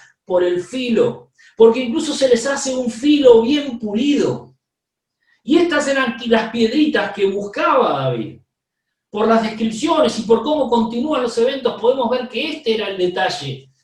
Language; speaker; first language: Spanish; native; Spanish